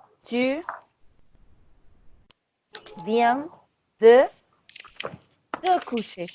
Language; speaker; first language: French; non-native, fluent; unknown